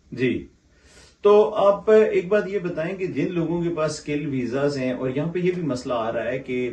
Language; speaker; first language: Hindi; native; Hindi